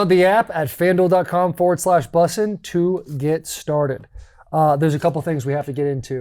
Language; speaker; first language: English; native; English